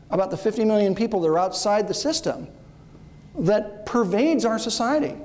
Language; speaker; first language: English; native; English